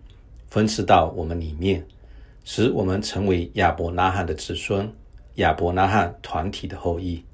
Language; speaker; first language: Chinese; native; Chinese